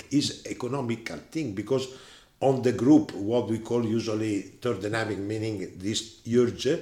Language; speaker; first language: English; non-native, fluent; Italian